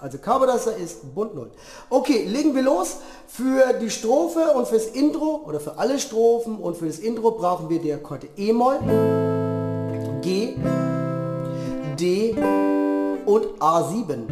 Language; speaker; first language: German; native; German